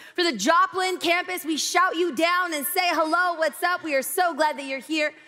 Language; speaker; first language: English; native; English